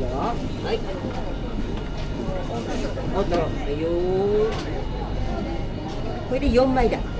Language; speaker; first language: Japanese; native; Japanese